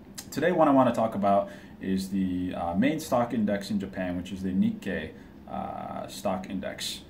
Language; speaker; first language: English; early bilingual, other home language; Japanese